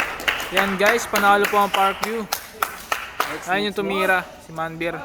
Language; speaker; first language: Filipino; non-native, local second language; Bikol